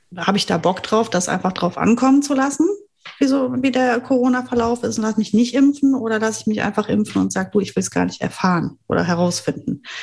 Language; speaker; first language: German; non-native, fluent; French